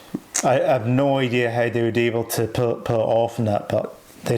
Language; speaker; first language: English; native; English